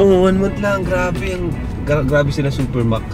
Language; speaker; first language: Filipino; native; Filipino